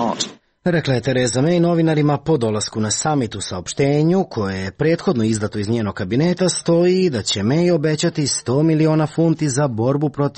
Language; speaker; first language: Serbian; native; Serbian